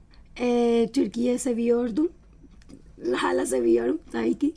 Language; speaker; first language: Turkish; non-native, learner; Spanish